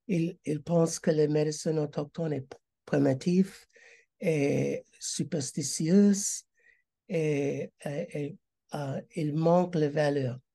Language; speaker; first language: French; non-native, learner; English